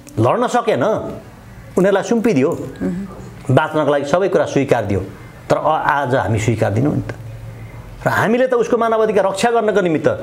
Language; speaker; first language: Nepali; non-native, local second language; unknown